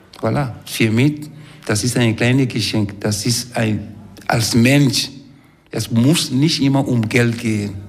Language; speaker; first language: German; non-native, fluent; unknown